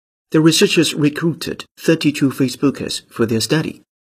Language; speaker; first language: English; non-native, fluent; Chinese